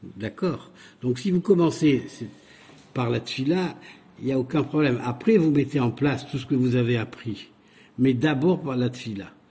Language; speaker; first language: French; native; French